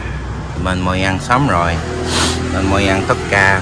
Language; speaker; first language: Vietnamese; non-native, learner; Korean